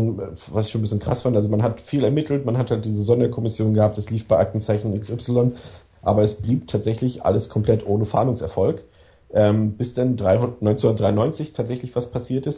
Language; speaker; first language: German; native; German